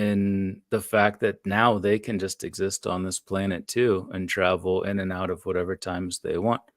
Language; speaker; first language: English; native; English